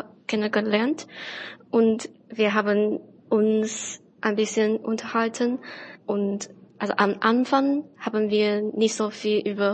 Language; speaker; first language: German; non-native, learner; Chinese